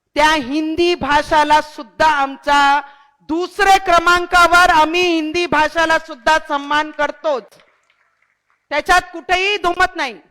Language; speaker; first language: Marathi; non-native, local second language; Hindi